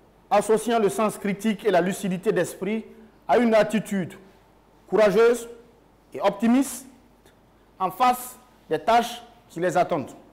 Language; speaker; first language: French; non-native, local second language; Mossi